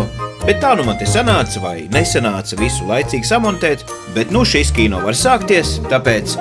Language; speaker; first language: Latvian; native; Latvian